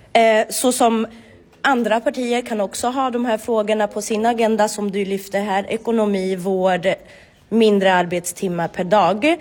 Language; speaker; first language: Swedish; non-native, local second language; Romany